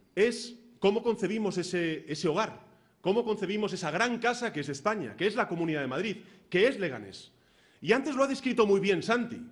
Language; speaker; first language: Spanish; native; Spanish